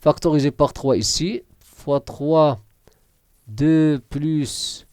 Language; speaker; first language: French; non-native, local second language; Arabic